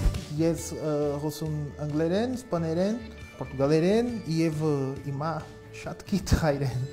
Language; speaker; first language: Armenian; non-native, learner; Portuguese